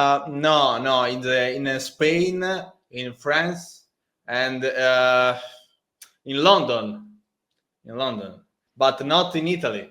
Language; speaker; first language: English; non-native, learner; Italian